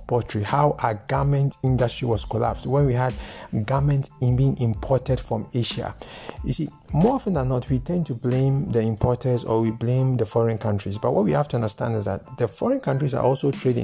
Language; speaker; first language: English; non-native, local second language; Akan